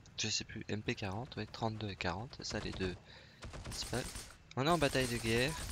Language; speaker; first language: French; native; French